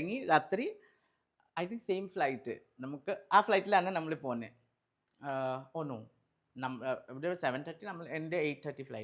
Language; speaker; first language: Malayalam; non-native, local second language; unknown